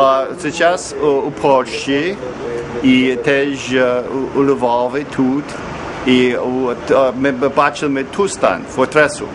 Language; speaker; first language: Ukrainian; non-native, learner; English